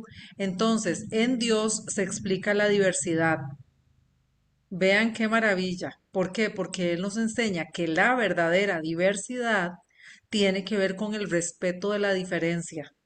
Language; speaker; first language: Spanish; native; Spanish